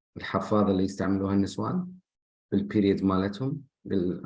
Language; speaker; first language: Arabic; native; Arabic